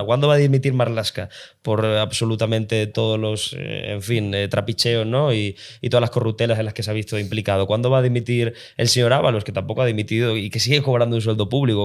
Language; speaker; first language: Spanish; native; Spanish